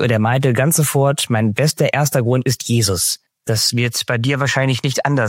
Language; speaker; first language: German; native; German